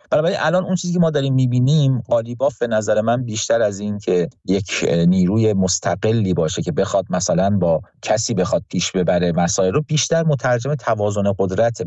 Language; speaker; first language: Persian; native; Persian